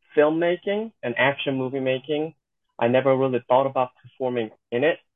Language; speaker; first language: English; non-native, fluent; Korean